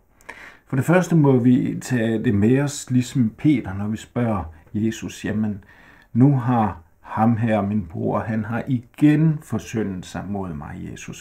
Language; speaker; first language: Danish; native; Danish